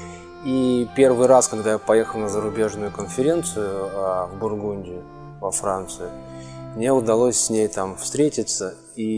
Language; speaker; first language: Russian; native; Russian